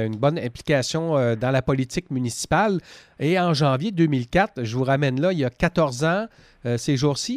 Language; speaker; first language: French; native; French